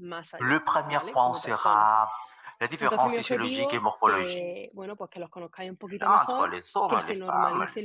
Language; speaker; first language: French; non-native, learner; Spanish